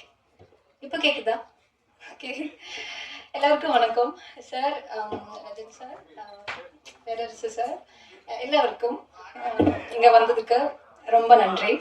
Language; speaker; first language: Tamil; non-native, learner; Malayalam